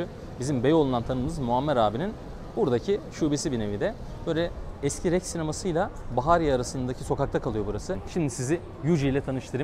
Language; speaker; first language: Turkish; native; Turkish